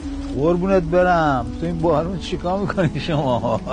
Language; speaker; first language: Persian; native; Persian